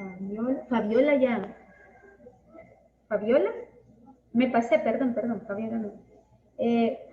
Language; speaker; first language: Spanish; native; Spanish